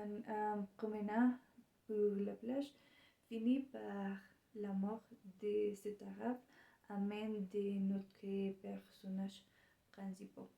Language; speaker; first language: French; non-native, learner; Spanish